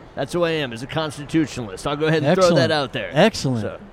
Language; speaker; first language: English; native; English